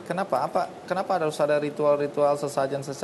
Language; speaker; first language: Indonesian; native; Indonesian